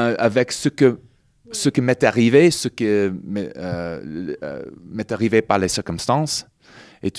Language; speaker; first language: French; non-native, fluent; English